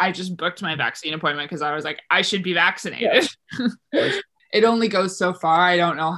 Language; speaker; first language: English; native; English